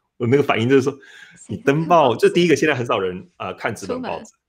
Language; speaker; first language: Chinese; native; Chinese